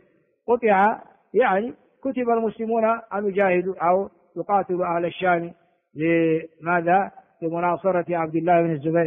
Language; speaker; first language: Arabic; non-native, fluent; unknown